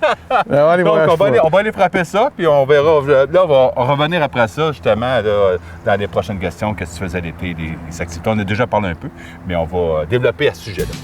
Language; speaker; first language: French; native; French